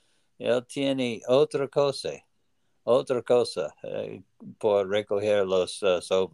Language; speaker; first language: Spanish; non-native, learner; English